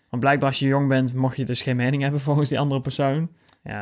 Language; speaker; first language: Dutch; native; Dutch